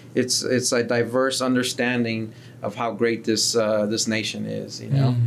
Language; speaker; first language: English; early bilingual, other home language; Spanish